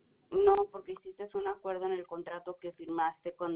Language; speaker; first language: Spanish; early bilingual, heritage; Spanish